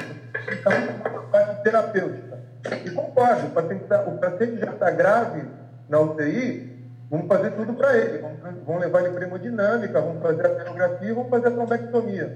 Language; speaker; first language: Portuguese; native; Portuguese